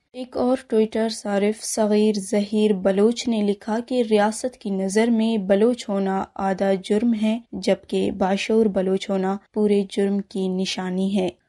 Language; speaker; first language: Urdu; non-native, local second language; Baluchi